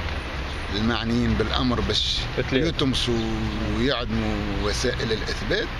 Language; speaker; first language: Arabic; native; Arabic